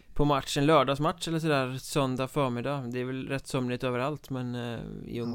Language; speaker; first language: Swedish; native; Swedish